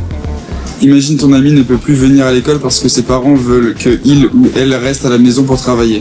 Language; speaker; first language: French; native; French